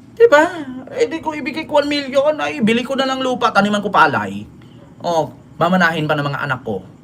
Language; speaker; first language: Filipino; native; Filipino